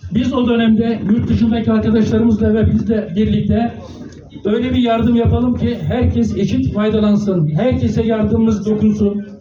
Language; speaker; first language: Turkish; native; Turkish